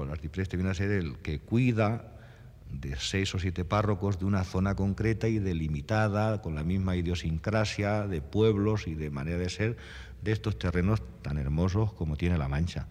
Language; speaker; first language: Spanish; native; Spanish